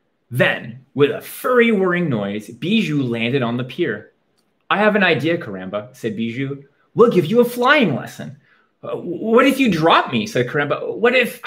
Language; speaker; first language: English; native; English